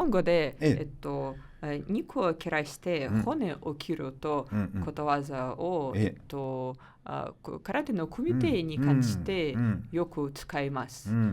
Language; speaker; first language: Japanese; non-native, learner; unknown